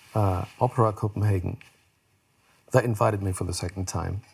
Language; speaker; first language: English; non-native, fluent; German